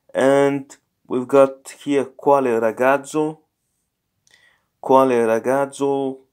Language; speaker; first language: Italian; non-native, learner; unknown